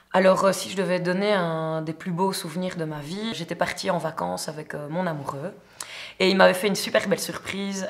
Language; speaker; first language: French; native; French